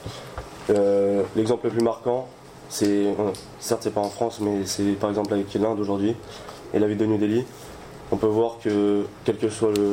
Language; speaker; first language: French; native; French